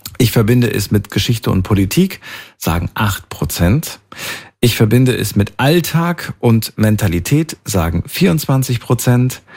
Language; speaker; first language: German; native; German